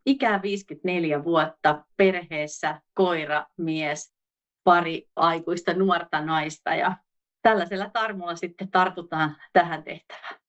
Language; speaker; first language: Finnish; native; Finnish